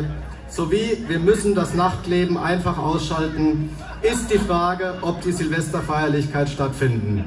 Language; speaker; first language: German; native; German